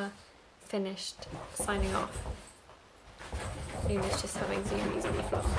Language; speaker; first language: English; native; English